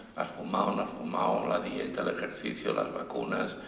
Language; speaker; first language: Spanish; native; Spanish